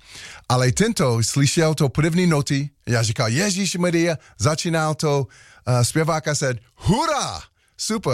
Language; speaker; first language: Czech; non-native, learner; Slovak